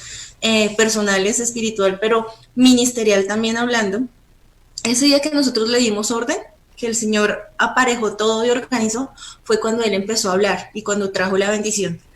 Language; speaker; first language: Spanish; native; Spanish